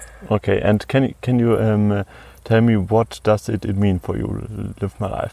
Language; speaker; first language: English; non-native, fluent; German